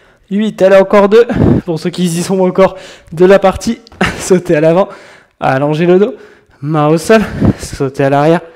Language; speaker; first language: French; native; French